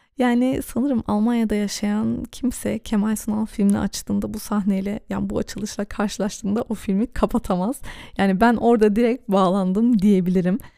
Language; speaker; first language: Turkish; early bilingual, heritage; Turkish